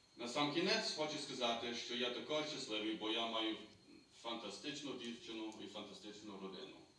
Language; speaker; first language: Ukrainian; early bilingual, heritage; Ukrainian